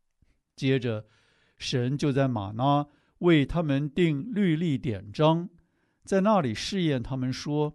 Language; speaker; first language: Chinese; native; Chinese